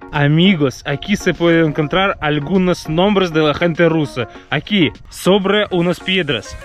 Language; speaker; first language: Spanish; non-native, fluent; Russian